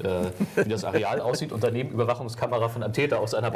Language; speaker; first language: German; native; German